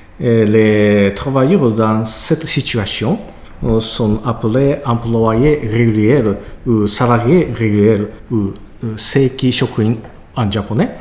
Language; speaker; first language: French; non-native, learner; Japanese